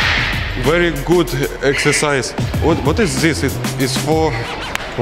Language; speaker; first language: English; non-native, learner; Russian